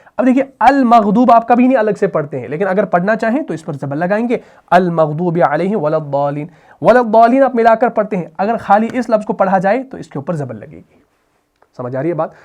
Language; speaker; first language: Urdu; native; Urdu